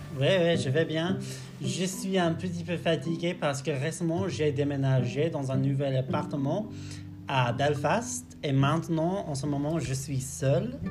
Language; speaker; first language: French; non-native, learner; English